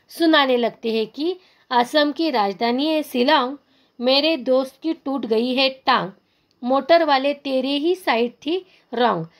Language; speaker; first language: Hindi; non-native, local second language; Marathi